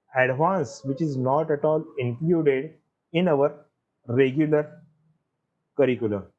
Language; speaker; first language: English; non-native, local second language; Marathi